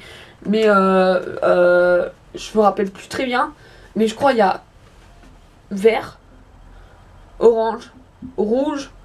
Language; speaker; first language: French; native; French